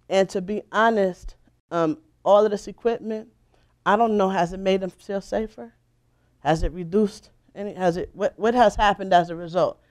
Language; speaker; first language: English; native; English